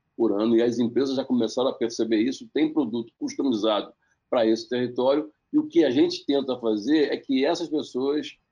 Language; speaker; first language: Portuguese; native; Portuguese